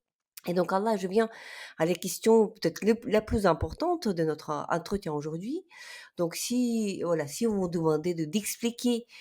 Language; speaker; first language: French; non-native, fluent; Ukrainian